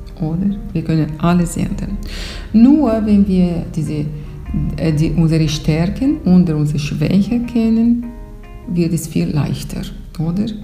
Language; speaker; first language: German; non-native, fluent; Portuguese